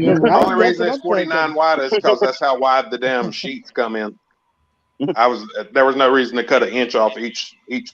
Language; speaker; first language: English; native; English